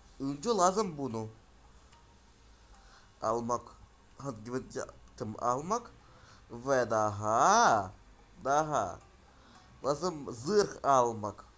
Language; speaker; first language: Turkish; non-native, learner; Russian